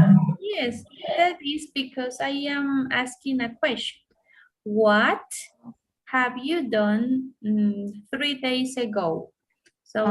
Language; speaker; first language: English; non-native, fluent; Spanish